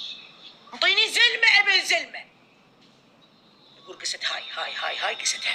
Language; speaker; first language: Arabic; native; Arabic